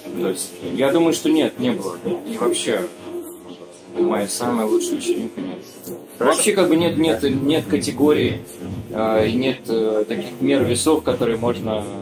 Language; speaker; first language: Russian; native; Russian